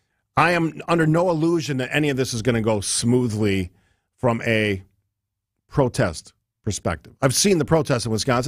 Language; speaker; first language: English; native; English